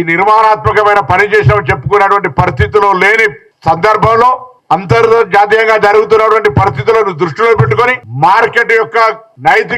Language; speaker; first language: Telugu; native; Telugu